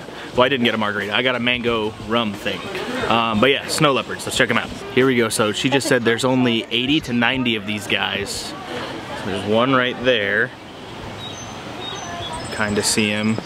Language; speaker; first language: English; native; English